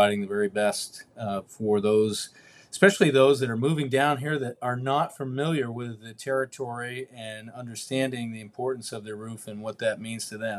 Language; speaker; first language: English; native; English